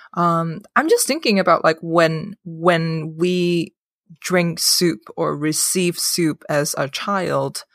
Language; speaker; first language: English; non-native, local second language; Cantonese